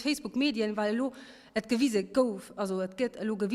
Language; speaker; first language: German; non-native, local second language; Luxembourgish